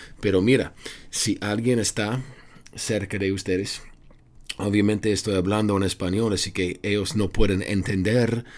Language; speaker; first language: Spanish; non-native, fluent; English